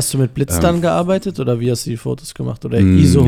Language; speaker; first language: German; native; German